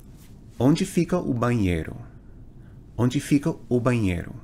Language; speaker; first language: Portuguese; non-native, fluent; English